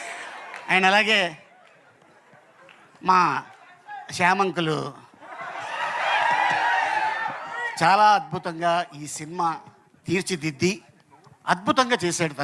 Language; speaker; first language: Telugu; native; Telugu